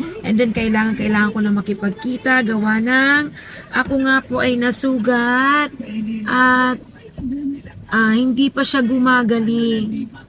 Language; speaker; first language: Filipino; native; Filipino